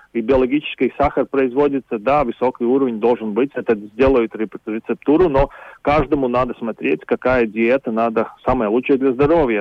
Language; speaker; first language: Russian; non-native, local second language; Latvian